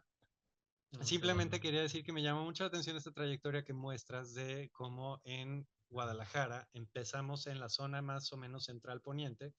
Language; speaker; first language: Spanish; native; Spanish